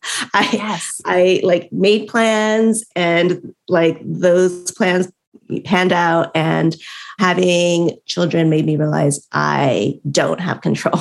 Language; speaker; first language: English; native; English